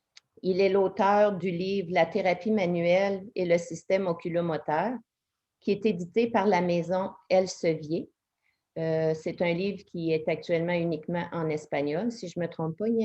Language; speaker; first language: French; native; French